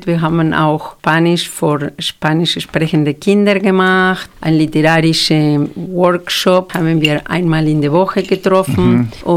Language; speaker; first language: German; non-native, fluent; Spanish